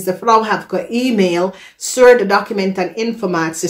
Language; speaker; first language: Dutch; non-native, learner; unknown